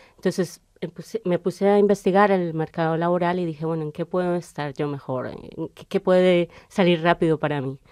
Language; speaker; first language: Spanish; native; Spanish